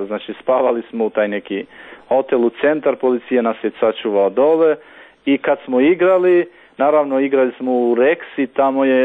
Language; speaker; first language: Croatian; non-native, local second language; Albanian